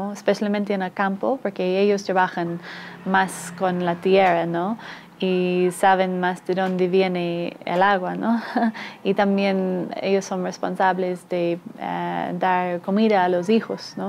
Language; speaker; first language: Spanish; non-native, fluent; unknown